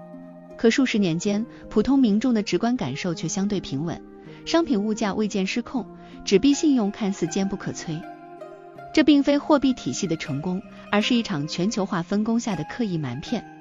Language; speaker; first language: Chinese; native; Chinese